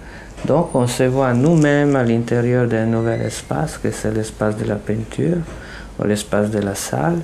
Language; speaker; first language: French; non-native, fluent; Italian